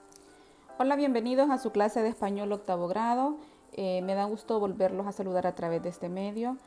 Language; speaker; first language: Spanish; native; Spanish